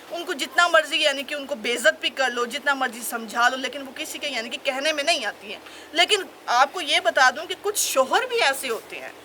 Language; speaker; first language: Urdu; non-native, local second language; Punjabi